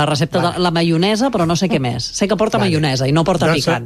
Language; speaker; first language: Catalan; native; Catalan